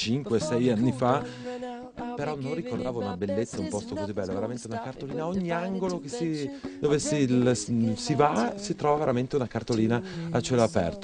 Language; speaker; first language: Italian; native; Italian